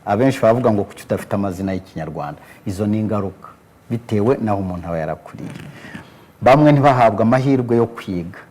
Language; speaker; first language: Kinyarwanda; early bilingual, heritage; Kinyarwanda